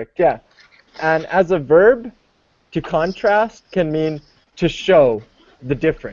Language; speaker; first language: English; non-native, fluent; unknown